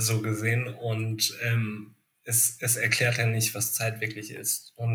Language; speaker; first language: German; native; German